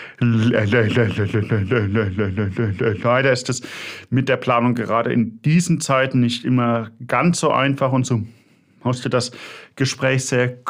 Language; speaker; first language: German; native; German